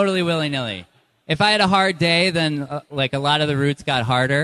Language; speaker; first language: English; native; English